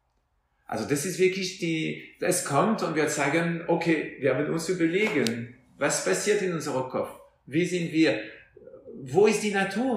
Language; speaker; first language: German; non-native, fluent; French